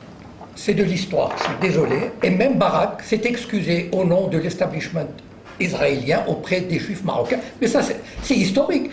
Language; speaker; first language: French; native; French